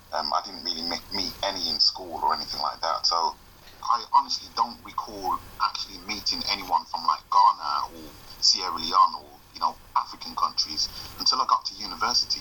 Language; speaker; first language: English; native; English